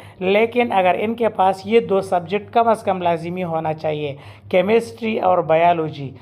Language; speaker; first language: Urdu; non-native, local second language; Pashto